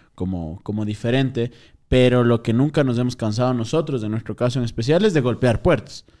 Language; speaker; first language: Spanish; native; Spanish